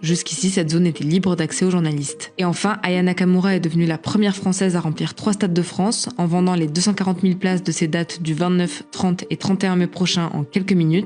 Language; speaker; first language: French; native; French